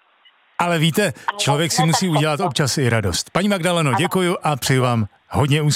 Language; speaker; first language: Czech; native; Czech